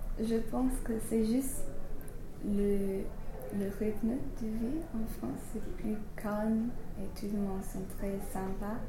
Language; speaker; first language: French; non-native, learner; English